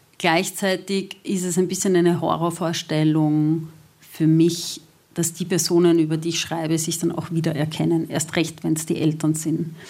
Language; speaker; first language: German; native; German